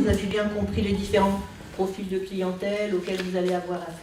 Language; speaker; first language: French; native; French